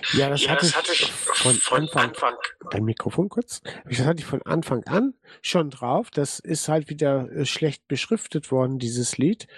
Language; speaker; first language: German; native; German